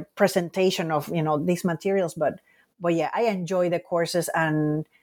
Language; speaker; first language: English; non-native, fluent; Spanish